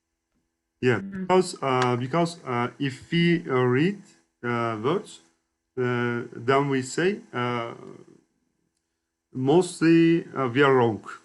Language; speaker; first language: English; non-native, learner; Turkish